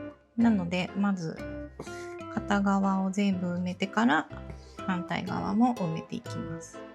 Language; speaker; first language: Japanese; native; Japanese